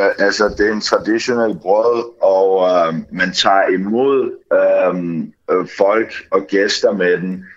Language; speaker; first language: Danish; early bilingual, other home language; Ukrainian